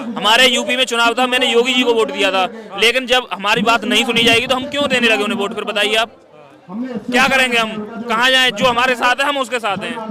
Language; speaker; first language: Hindi; native; Hindi